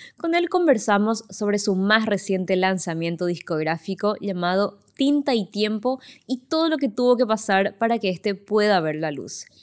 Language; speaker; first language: Spanish; native; Spanish